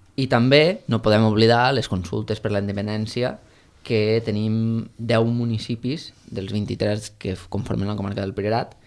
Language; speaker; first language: Catalan; native; Catalan